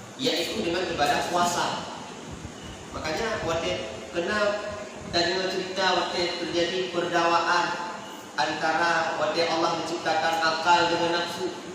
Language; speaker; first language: Malay; non-native, local second language; Achinese